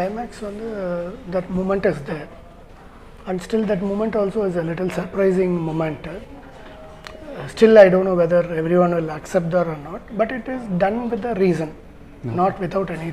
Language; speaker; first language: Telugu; non-native, learner; Tamil